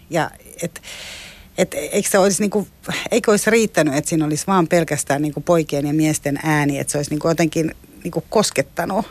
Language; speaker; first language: Finnish; native; Finnish